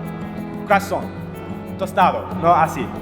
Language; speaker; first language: Spanish; non-native, fluent; English